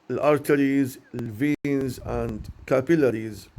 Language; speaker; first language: English; non-native, learner; Arabic